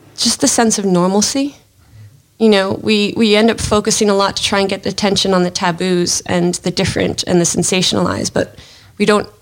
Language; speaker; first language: English; native; English